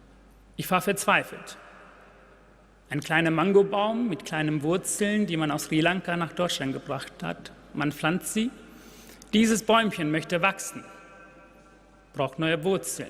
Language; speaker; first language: German; non-native, fluent; Tamil